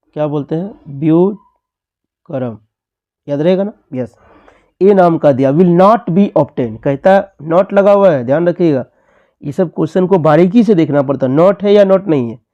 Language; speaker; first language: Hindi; native; Hindi